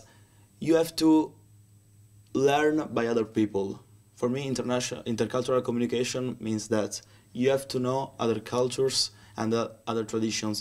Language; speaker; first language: English; non-native, learner; Italian